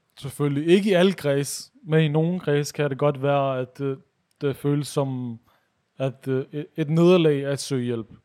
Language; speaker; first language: Danish; early bilingual, other home language; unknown